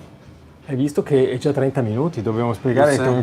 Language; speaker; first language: Italian; non-native, fluent; German